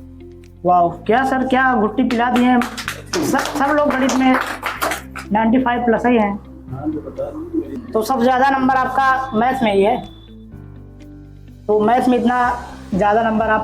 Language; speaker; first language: Hindi; native; Hindi